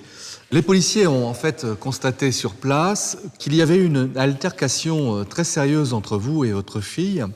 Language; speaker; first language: French; native; French